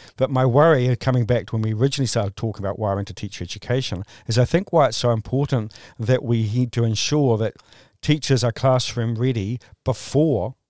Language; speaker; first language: English; native; English